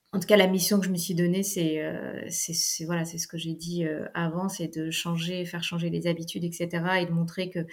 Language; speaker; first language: French; native; French